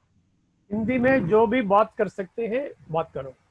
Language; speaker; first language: Hindi; non-native, learner; Tamil